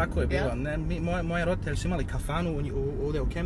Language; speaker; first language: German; early bilingual, other home language; Bosnian